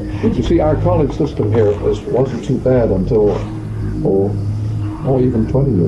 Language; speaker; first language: English; native; English